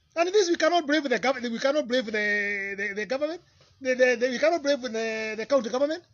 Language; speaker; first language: English; non-native, local second language; Kikuyu